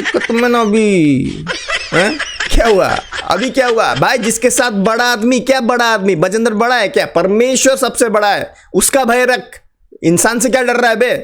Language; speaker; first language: Hindi; non-native, local second language; Nepali